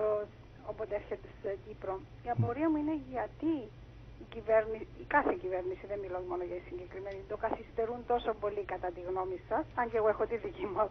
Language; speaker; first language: Greek; native; Greek